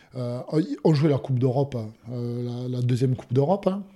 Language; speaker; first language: French; native; French